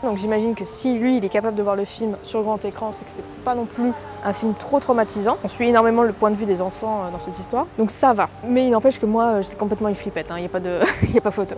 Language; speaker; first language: French; native; French